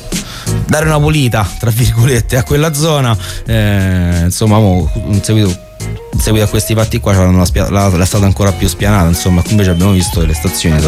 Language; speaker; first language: Italian; native; Italian